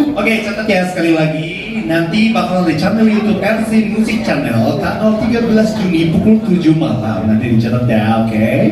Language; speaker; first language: Indonesian; non-native, fluent; Japanese